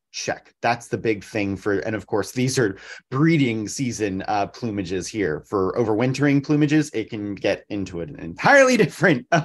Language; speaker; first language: English; native; English